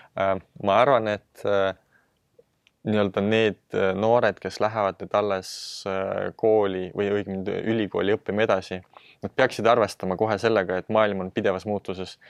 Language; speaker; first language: Estonian; non-native, local second language; Russian